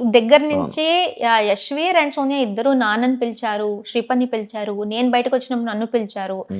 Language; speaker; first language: Telugu; non-native, local second language; Tamil